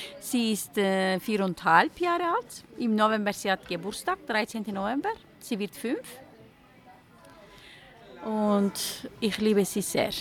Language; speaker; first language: German; non-native, learner; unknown